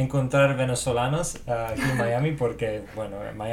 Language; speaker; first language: Spanish; non-native, fluent; English